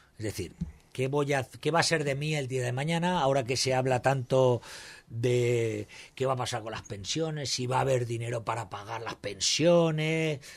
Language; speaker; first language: Spanish; native; Spanish